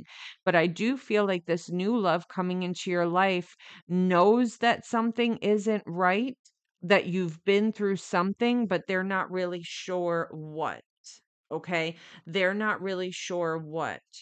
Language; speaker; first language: English; native; English